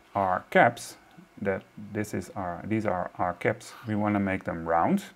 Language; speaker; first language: English; non-native, fluent; Dutch